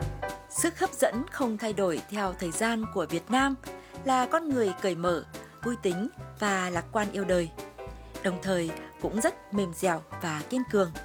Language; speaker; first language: Vietnamese; native; Vietnamese